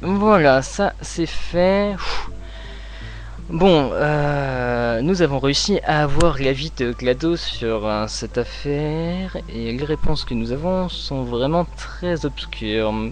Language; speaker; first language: French; native; French